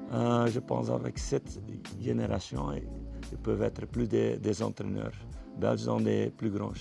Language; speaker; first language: French; non-native, fluent; Dutch